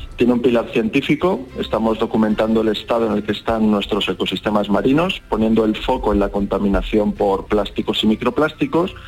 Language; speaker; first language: Spanish; native; Spanish